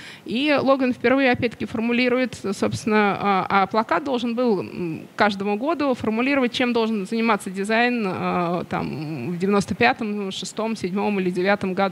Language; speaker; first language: Russian; native; Russian